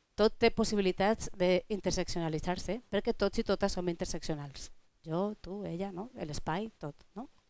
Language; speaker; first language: Catalan; non-native, local second language; Spanish